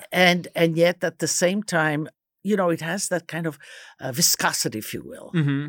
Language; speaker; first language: English; early bilingual, other home language; Croatian